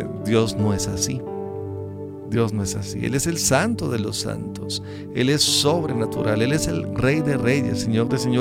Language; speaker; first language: Spanish; native; Spanish